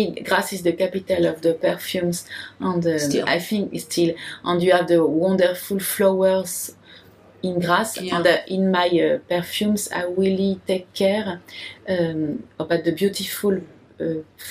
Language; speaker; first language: English; non-native, learner; French